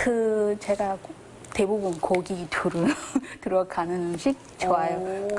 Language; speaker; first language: Korean; non-native, learner; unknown